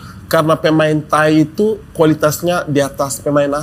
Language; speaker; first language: Indonesian; non-native, fluent; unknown